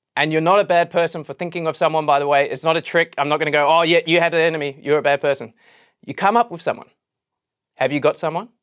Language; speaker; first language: English; native; English